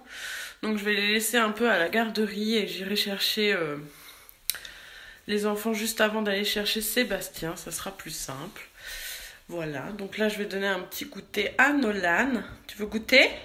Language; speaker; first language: French; native; French